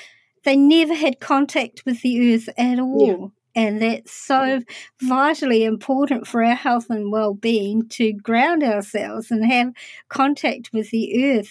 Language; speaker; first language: English; native; English